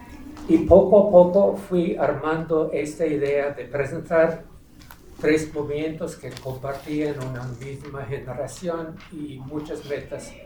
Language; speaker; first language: Spanish; non-native, fluent; English